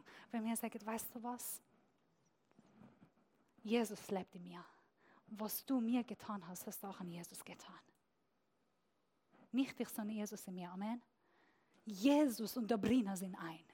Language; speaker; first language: German; non-native, fluent; Persian